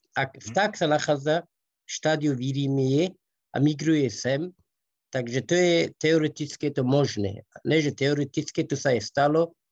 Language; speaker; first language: Slovak; non-native, fluent; Persian